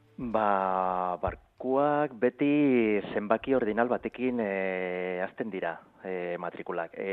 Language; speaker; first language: Basque; non-native, local second language; Spanish